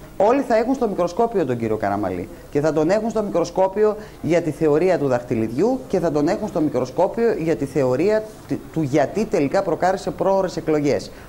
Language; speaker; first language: Greek; native; Greek